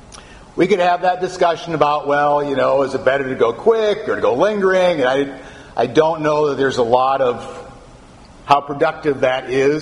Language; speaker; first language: English; native; English